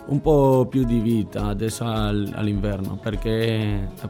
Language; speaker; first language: Italian; non-native, learner; Spanish